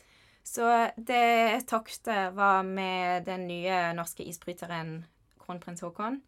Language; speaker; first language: Norwegian; non-native, fluent; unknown